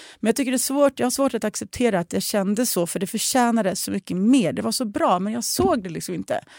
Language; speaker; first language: Swedish; early bilingual, other home language; Russian